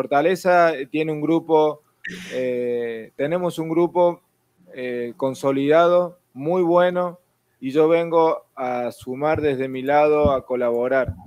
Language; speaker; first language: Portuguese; non-native, learner; Spanish